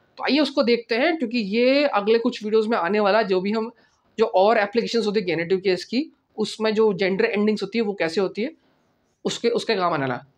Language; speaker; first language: Hindi; native; Hindi